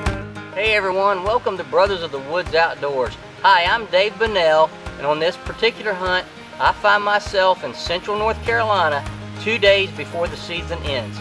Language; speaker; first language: English; native; English